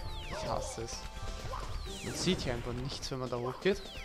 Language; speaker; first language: German; native; German